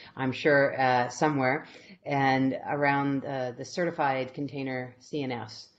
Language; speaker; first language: English; native; English